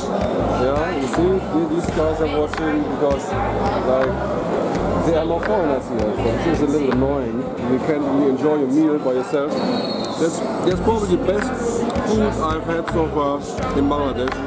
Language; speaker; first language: English; non-native, fluent; German